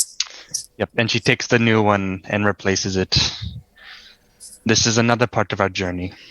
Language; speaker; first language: English; native; English